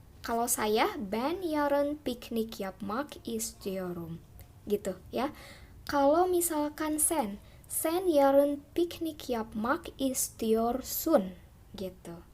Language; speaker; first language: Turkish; non-native, fluent; Indonesian